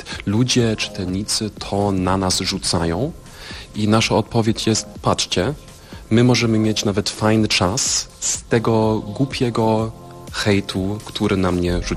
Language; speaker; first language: Polish; non-native, fluent; German